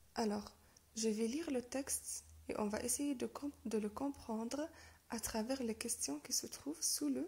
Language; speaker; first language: French; non-native, local second language; Arabic